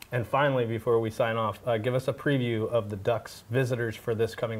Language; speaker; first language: English; native; English